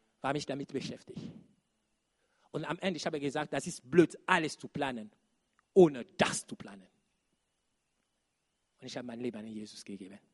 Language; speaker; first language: German; non-native, fluent; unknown